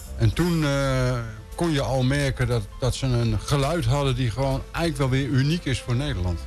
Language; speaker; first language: Dutch; native; Dutch